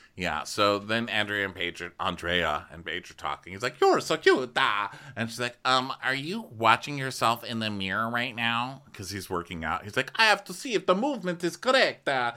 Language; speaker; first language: English; native; English